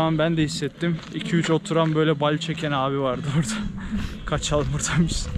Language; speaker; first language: Turkish; native; Turkish